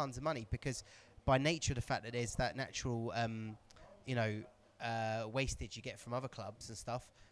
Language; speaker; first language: English; native; English